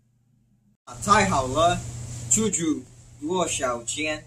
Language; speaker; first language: Chinese; non-native, learner; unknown